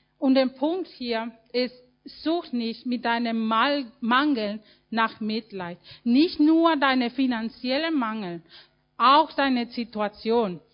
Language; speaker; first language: German; non-native, fluent; Spanish